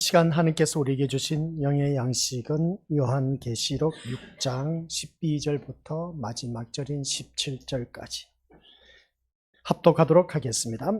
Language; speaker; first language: Korean; native; Korean